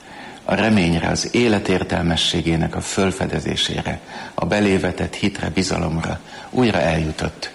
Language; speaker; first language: Hungarian; native; Hungarian